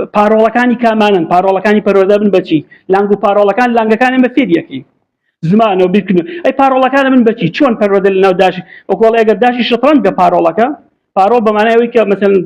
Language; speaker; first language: Central Kurdish; non-native, local second language; Gurani